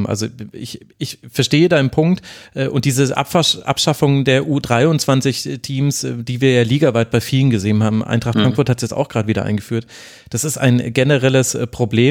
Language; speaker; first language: German; native; German